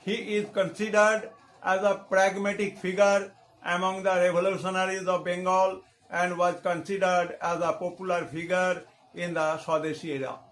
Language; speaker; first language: English; non-native, local second language; Bangla